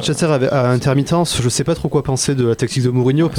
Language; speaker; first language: French; native; French